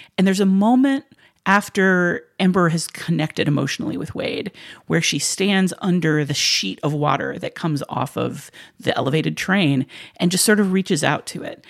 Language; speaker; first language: English; native; English